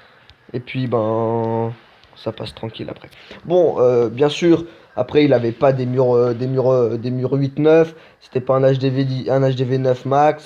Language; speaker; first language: French; native; French